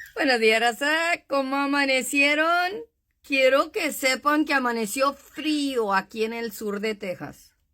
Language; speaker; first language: Spanish; early bilingual, heritage; Spanish